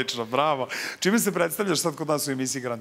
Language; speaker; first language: Serbian; native; Serbian